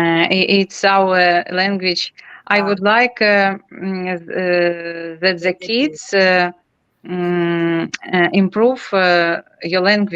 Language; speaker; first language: English; non-native, learner; Ukrainian